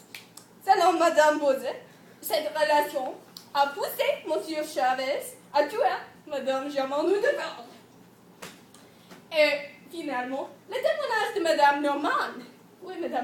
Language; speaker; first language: French; non-native, learner; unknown